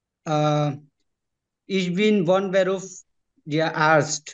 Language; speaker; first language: German; non-native, learner; Bangla